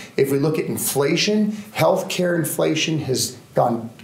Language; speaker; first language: English; native; English